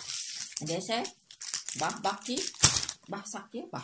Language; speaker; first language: Dutch; non-native, learner; Indonesian